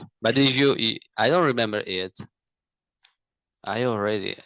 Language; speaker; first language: English; non-native, learner; Portuguese